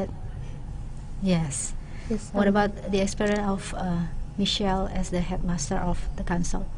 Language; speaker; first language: English; non-native, local second language; Indonesian